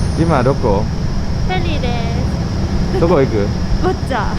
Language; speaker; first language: Japanese; non-native, learner; Thai